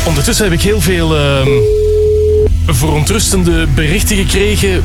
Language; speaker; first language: Dutch; native; Dutch